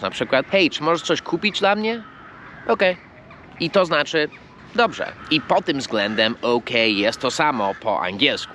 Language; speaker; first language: Polish; non-native, fluent; English